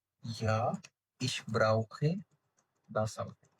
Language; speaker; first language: German; non-native, fluent; Urdu